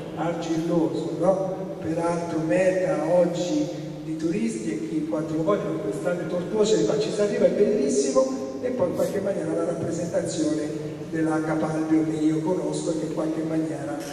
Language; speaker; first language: Italian; native; Italian